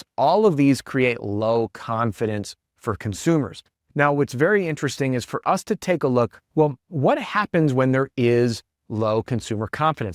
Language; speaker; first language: English; native; English